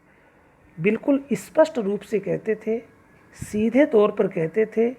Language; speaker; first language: Hindi; native; Hindi